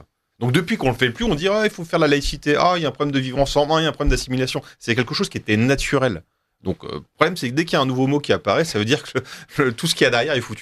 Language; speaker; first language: French; native; French